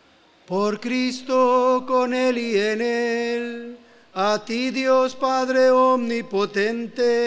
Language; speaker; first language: Spanish; native; Spanish